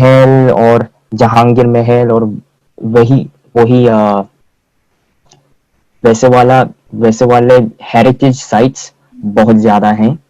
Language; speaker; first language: Hindi; non-native, fluent; Korean